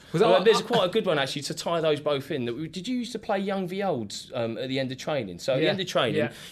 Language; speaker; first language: English; native; English